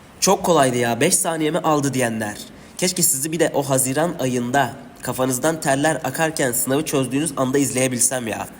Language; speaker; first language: Turkish; native; Turkish